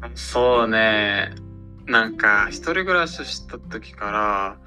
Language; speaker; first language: Japanese; non-native, fluent; Portuguese